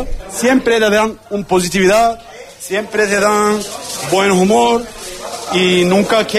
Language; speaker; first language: Spanish; non-native, learner; Turkish